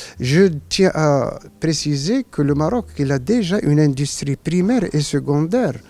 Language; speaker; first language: French; non-native, local second language; Arabic